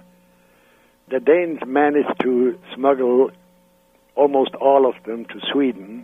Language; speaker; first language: English; non-native, fluent; Danish